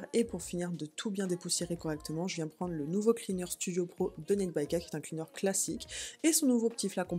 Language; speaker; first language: French; native; French